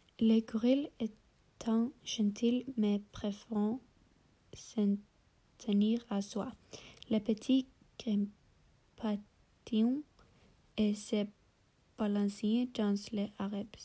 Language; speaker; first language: French; non-native, learner; English